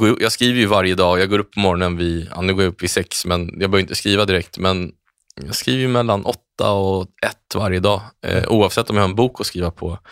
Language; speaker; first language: Swedish; native; Swedish